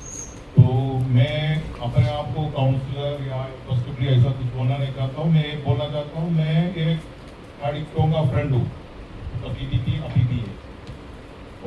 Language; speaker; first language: Hindi; non-native, local second language; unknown